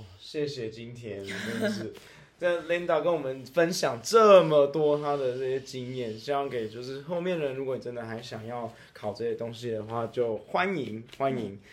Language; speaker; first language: Chinese; native; Chinese